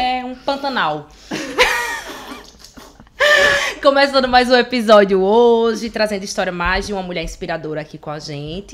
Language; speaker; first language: Portuguese; native; Portuguese